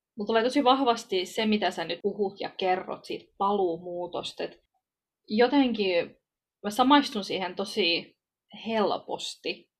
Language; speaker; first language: Finnish; early bilingual, other home language; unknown